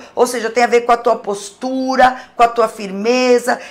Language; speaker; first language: Portuguese; native; Portuguese